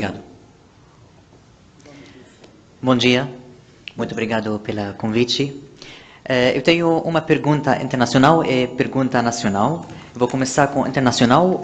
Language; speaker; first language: Portuguese; non-native, fluent; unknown